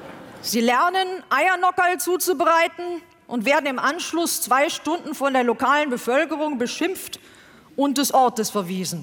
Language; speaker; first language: German; native; German